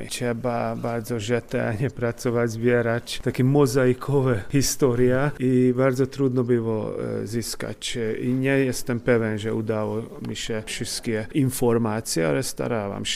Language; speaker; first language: Polish; non-native, fluent; Hungarian